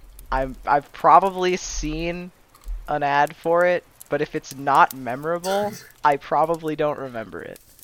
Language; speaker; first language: English; native; English